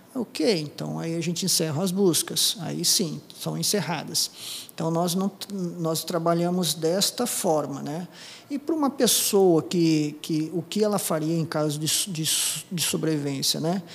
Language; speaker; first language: Portuguese; non-native, local second language; Japanese